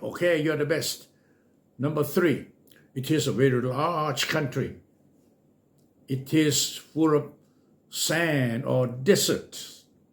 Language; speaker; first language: English; non-native, fluent; Thai